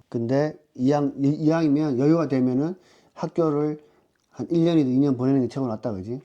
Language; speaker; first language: Korean; native; Korean